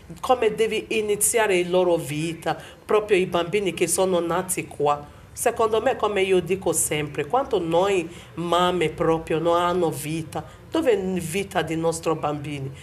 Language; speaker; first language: Italian; non-native, learner; Bini